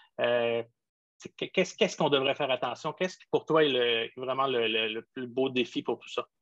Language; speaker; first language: French; native; French